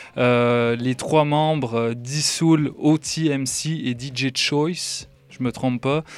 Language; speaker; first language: French; native; French